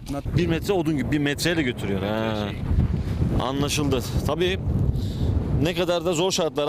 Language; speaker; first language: Turkish; native; Turkish